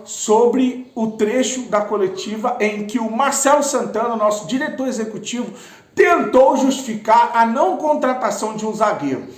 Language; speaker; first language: Portuguese; native; Portuguese